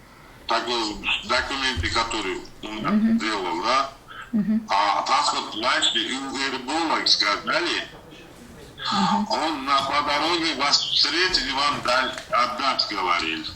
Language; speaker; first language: Russian; non-native, learner; Uzbek